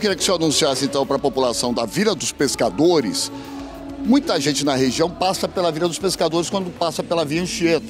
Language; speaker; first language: Portuguese; native; Portuguese